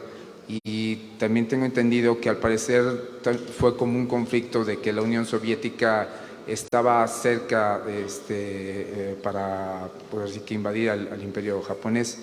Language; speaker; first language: Spanish; native; Spanish